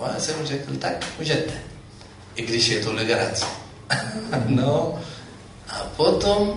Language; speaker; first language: Czech; non-native, fluent; Amharic